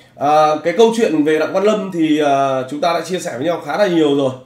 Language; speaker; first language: Vietnamese; native; Vietnamese